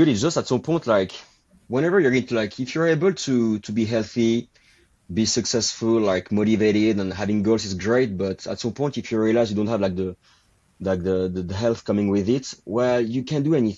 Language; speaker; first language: English; non-native, fluent; French